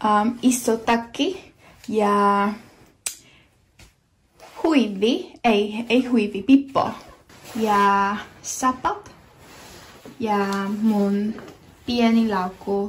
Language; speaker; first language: Finnish; non-native, learner; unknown